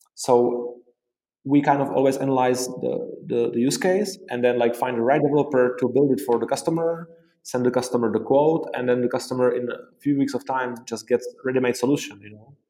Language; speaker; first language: English; non-native, fluent; Czech